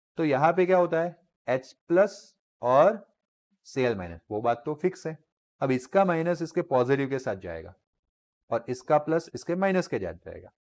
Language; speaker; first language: Hindi; non-native, local second language; Gujarati